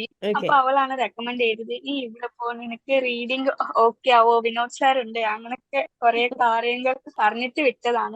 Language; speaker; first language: Malayalam; early bilingual, heritage; Malayalam